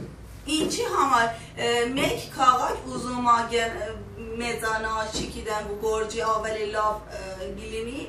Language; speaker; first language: Armenian; non-native, learner; Persian